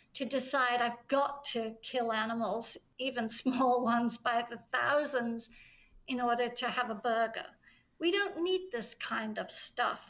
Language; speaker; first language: English; native; English